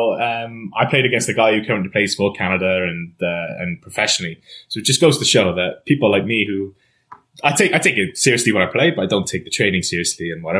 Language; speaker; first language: English; native; English